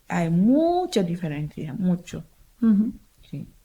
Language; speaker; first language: Spanish; non-native, learner; Wolof